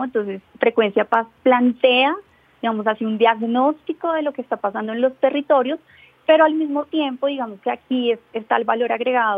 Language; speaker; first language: Spanish; native; Spanish